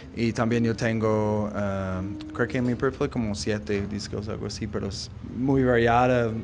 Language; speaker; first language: Spanish; non-native, learner; English